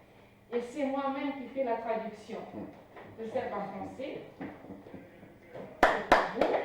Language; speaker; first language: French; non-native, fluent; Serbian